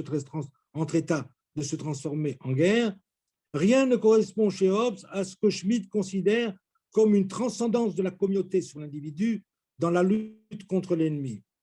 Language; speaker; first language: French; native; French